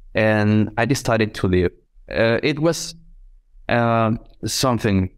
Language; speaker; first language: English; non-native, fluent; Spanish